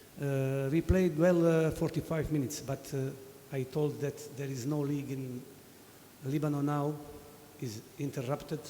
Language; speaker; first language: English; non-native, fluent; Serbian